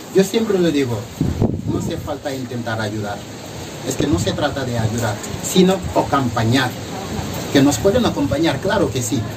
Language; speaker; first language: Spanish; non-native, fluent; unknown